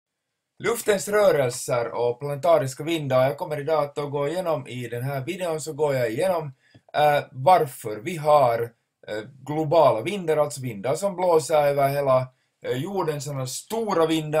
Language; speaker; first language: Swedish; native; Swedish